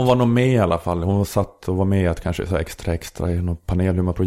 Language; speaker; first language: Swedish; native; Swedish